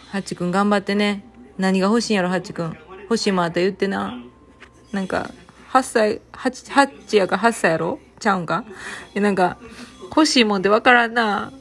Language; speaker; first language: Japanese; native; Japanese